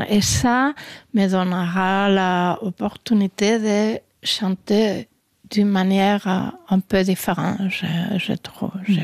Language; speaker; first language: French; non-native, learner; Spanish